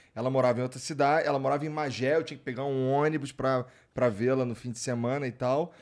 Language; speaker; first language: Portuguese; native; Portuguese